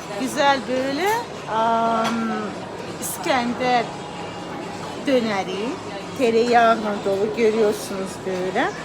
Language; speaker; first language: Turkish; non-native, learner; Azerbaijani